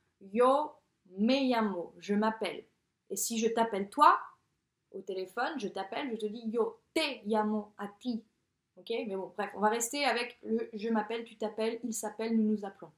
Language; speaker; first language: French; native; French